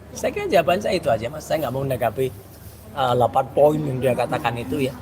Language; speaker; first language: Indonesian; native; Indonesian